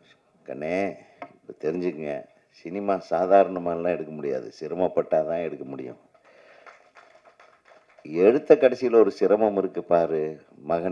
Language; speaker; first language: Tamil; native; Tamil